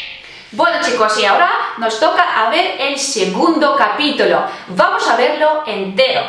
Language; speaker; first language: Spanish; non-native, fluent; Russian